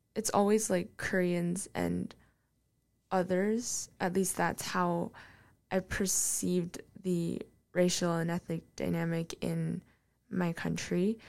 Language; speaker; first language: English; non-native, fluent; Korean